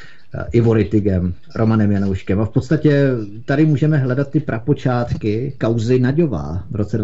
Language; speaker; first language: Czech; native; Czech